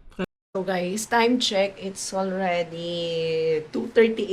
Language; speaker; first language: English; non-native, learner; Filipino